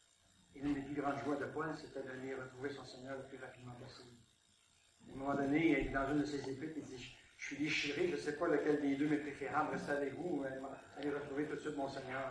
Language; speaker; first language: French; native; French